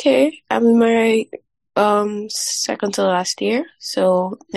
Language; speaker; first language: English; non-native, local second language; Yoruba